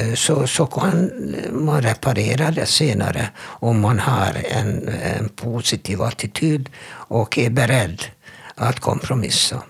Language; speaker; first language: Swedish; non-native, fluent; Hungarian